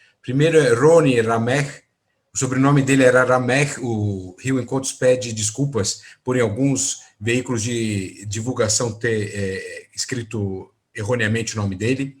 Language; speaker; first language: Portuguese; native; Portuguese